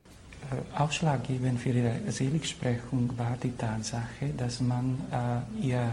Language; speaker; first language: German; non-native, fluent; Slovak